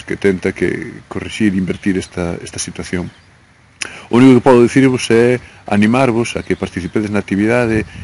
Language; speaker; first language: Galician; native; Galician